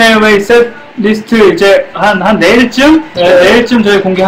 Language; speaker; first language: Korean; native; Korean